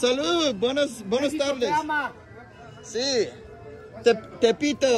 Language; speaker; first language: Spanish; non-native, learner; English